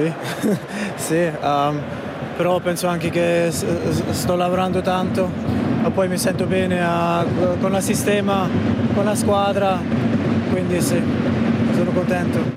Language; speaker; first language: Italian; non-native, fluent; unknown